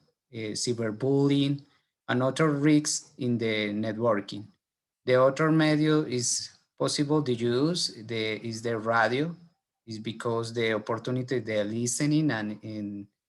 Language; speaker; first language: English; non-native, learner; Spanish